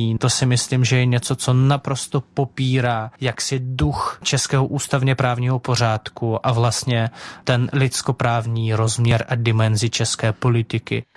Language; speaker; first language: Czech; non-native, fluent; Russian